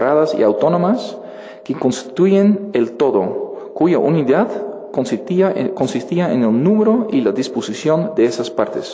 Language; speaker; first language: Spanish; non-native, fluent; Dutch